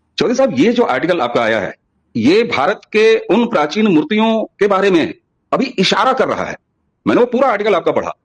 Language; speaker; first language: Hindi; native; Hindi